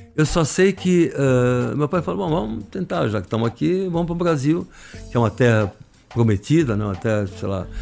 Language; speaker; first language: Portuguese; non-native, fluent; Arabic